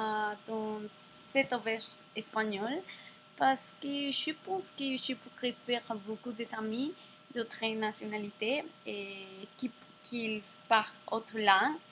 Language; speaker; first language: French; non-native, learner; Spanish